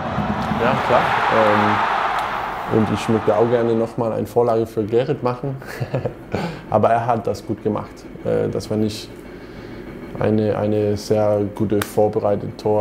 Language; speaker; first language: German; non-native, fluent; Danish